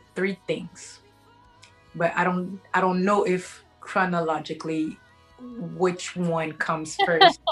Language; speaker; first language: English; non-native, fluent; French